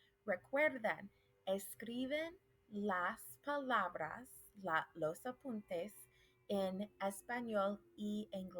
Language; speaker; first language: Spanish; non-native, fluent; English